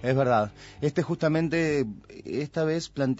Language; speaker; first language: Spanish; native; Spanish